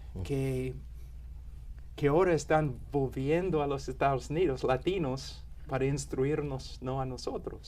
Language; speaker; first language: Spanish; non-native, fluent; English